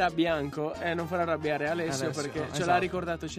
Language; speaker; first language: Italian; native; Italian